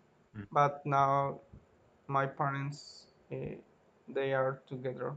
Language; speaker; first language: English; non-native, learner; Spanish